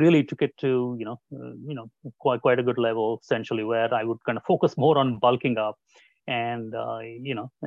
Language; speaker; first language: English; non-native, local second language; Kannada